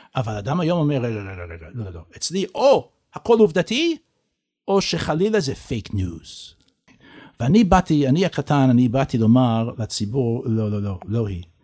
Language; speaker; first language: Hebrew; non-native, fluent; English